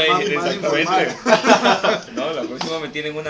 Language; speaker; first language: Spanish; native; Spanish